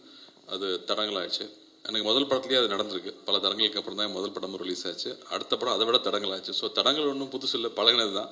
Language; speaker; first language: Tamil; native; Tamil